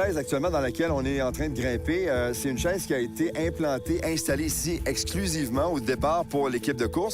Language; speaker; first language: French; native; French